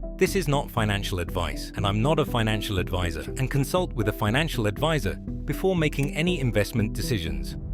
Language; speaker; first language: English; native; English